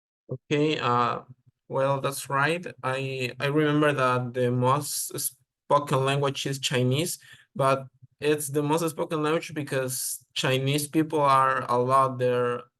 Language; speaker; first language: English; non-native, learner; Spanish